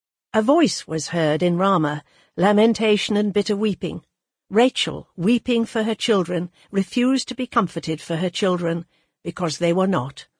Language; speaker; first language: English; native; English